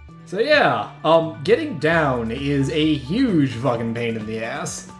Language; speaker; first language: English; native; English